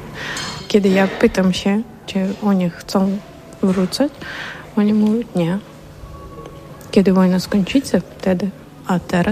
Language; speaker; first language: Polish; non-native, learner; Ukrainian